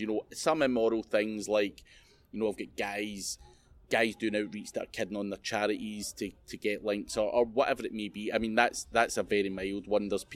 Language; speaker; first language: English; native; English